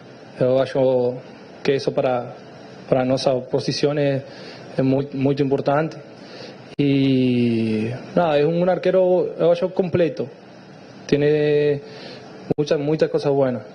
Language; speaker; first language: Portuguese; non-native, fluent; Spanish